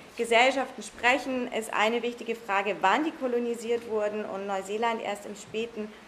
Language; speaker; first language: German; non-native, fluent; English